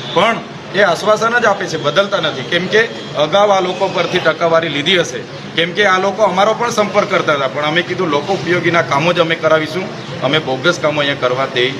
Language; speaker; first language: Gujarati; non-native, local second language; Vasavi